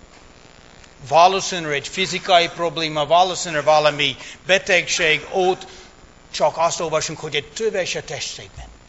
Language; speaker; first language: Hungarian; early bilingual, heritage; English